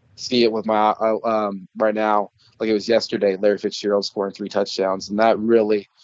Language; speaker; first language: English; native; English